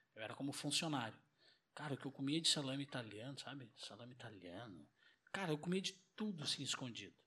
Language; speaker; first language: Portuguese; native; Portuguese